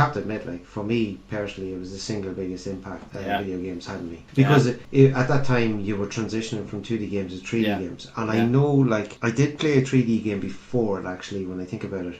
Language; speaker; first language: English; native; English